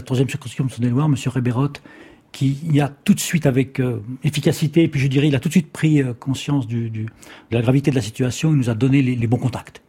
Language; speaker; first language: French; native; French